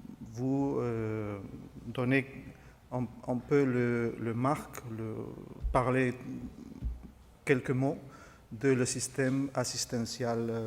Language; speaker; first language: French; non-native, fluent; Spanish